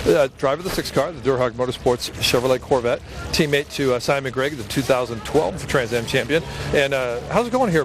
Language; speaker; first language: English; native; English